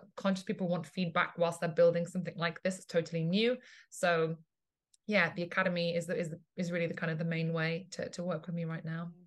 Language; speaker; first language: English; native; English